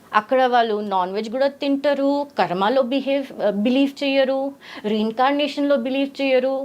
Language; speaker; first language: Telugu; early bilingual, heritage; Telugu